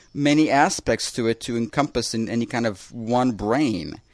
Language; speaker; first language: English; early bilingual, other home language; Russian